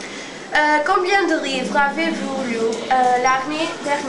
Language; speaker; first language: French; non-native, learner; Portuguese